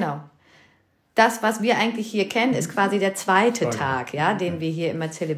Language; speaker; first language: German; early bilingual, other home language; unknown